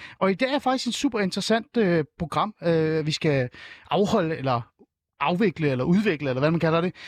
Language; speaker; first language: Danish; early bilingual, other home language; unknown